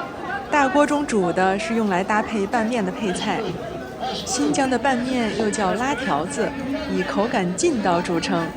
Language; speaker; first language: Chinese; native; Chinese